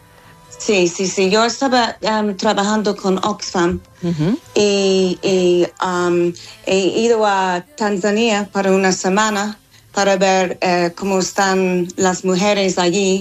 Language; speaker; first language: Spanish; non-native, fluent; English